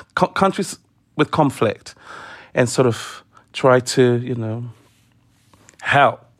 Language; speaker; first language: English; non-native, local second language; Akan